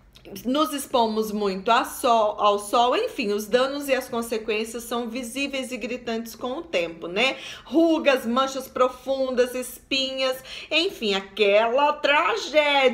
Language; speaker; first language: Portuguese; native; Portuguese